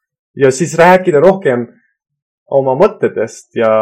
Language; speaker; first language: Estonian; non-native, fluent; Persian